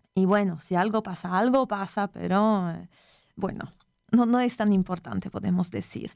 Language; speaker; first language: Spanish; non-native, fluent; Polish